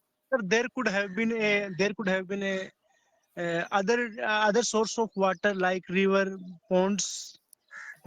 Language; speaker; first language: English; non-native, learner; Hindi